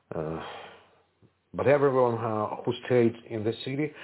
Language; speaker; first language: English; non-native, fluent; Ukrainian